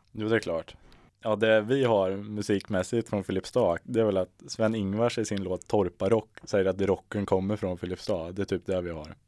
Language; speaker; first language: Swedish; native; Swedish